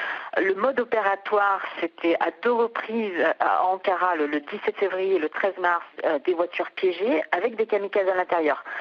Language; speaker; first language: French; native; French